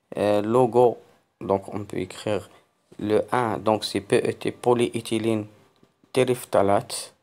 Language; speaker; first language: French; non-native, local second language; Arabic